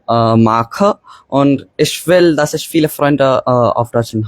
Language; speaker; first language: German; non-native, learner; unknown